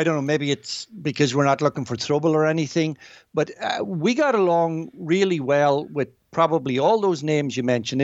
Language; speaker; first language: English; native; English